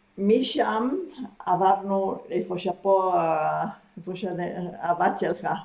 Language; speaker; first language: Hebrew; non-native, fluent; Spanish